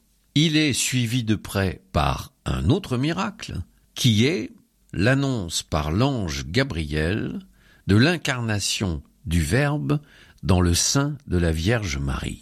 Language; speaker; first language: French; native; French